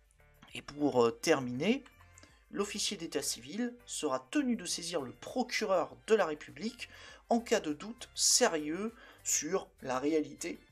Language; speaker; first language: French; native; French